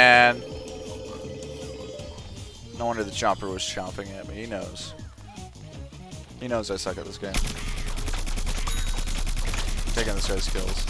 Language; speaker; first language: English; native; English